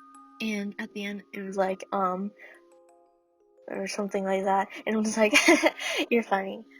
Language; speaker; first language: English; native; English